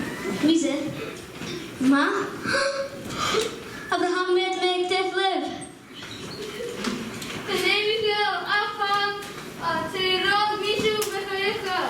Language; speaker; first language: Hebrew; non-native, learner; English